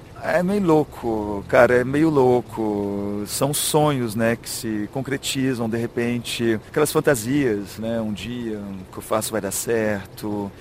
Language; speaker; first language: Portuguese; early bilingual, heritage; Portuguese